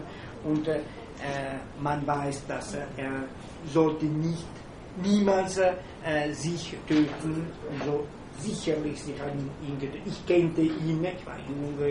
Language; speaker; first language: German; non-native, fluent; Italian